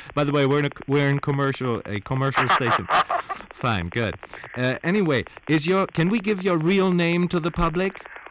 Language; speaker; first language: English; non-native, fluent; German